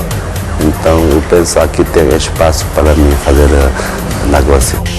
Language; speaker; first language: Portuguese; non-native, fluent; Chinese